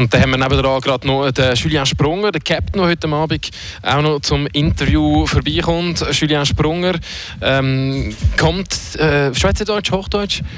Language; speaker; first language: German; native; German